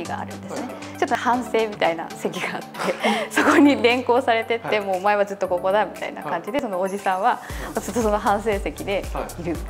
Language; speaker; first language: Japanese; native; Japanese